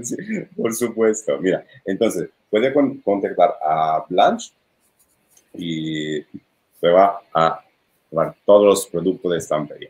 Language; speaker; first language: Spanish; non-native, fluent; Italian